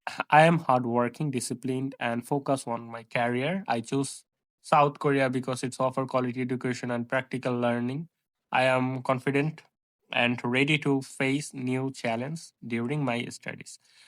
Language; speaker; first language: English; non-native, local second language; Bangla